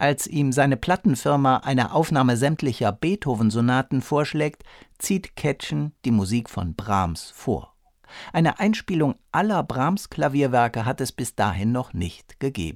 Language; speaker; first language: German; native; German